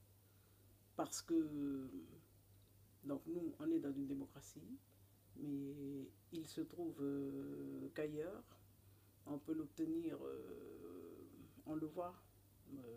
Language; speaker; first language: French; non-native, local second language; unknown